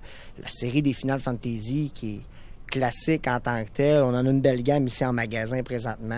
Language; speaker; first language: French; native; French